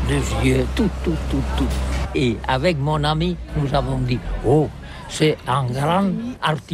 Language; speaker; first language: French; non-native, learner; Catalan